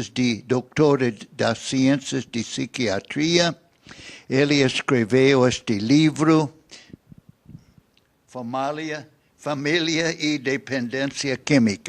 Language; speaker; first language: Portuguese; non-native, fluent; English